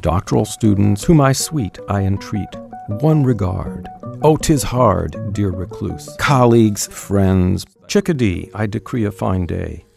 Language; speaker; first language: English; native; English